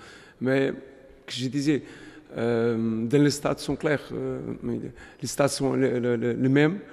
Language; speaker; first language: French; non-native, fluent; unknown